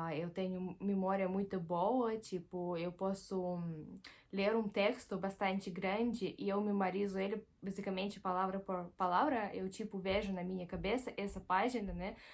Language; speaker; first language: Portuguese; non-native, fluent; Russian